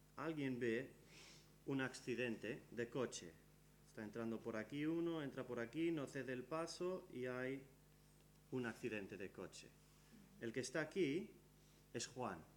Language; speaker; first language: Spanish; early bilingual, other home language; English